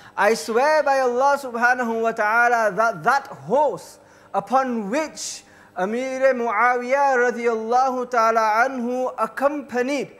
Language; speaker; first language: English; early bilingual, other home language; Urdu